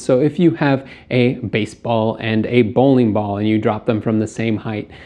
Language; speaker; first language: English; native; English